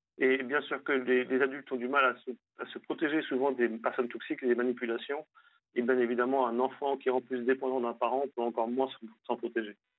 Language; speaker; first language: French; native; French